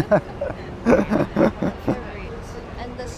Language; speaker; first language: English; non-native, fluent; Chinese